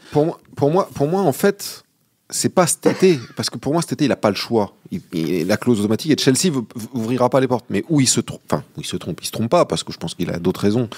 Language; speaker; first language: French; native; French